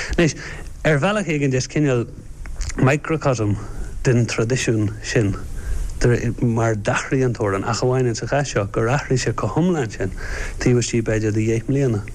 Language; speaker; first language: Irish; native; Irish